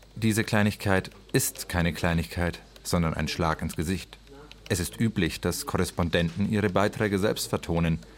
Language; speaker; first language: German; native; German